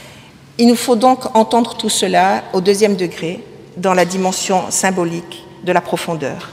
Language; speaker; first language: French; native; French